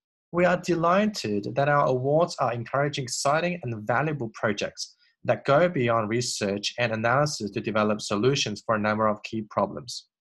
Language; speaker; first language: English; non-native, fluent; Chinese